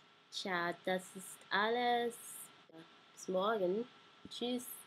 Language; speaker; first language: German; non-native, learner; English